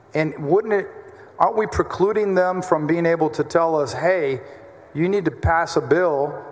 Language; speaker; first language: English; native; English